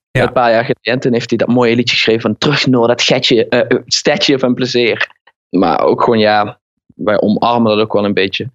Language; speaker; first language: Dutch; native; Dutch